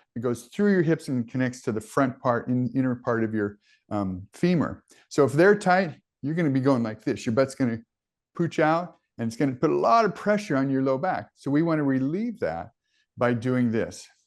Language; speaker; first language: English; native; English